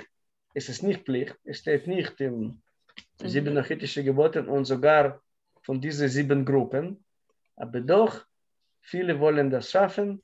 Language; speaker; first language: German; non-native, learner; Russian